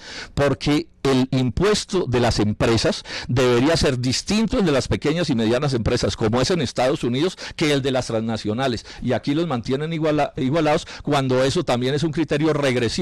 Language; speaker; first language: Spanish; native; Spanish